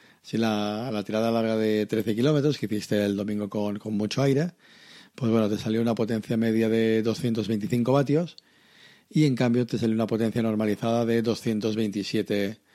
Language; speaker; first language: Spanish; native; Spanish